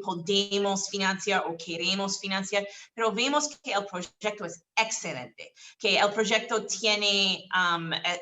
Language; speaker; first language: Spanish; non-native, fluent; English